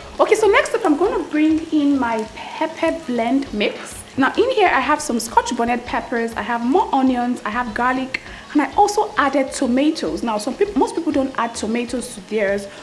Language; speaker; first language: English; native; English